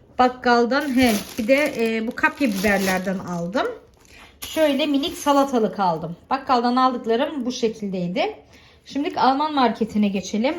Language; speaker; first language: Turkish; early bilingual, heritage; Turkish